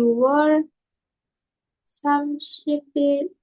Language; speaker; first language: Korean; non-native, learner; Indonesian